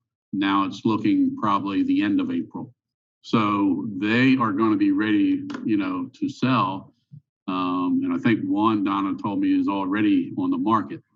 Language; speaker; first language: English; native; English